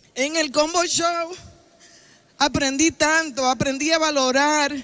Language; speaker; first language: Spanish; native; Spanish